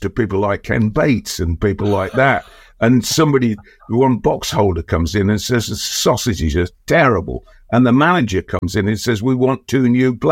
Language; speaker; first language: English; native; English